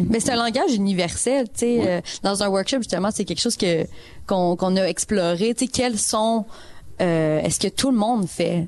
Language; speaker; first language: French; native; French